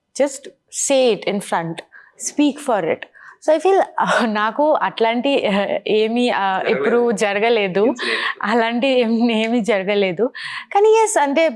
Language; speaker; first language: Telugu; non-native, learner; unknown